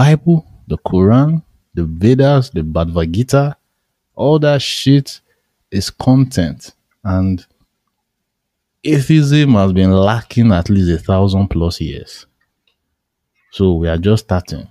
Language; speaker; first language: English; non-native, local second language; Yoruba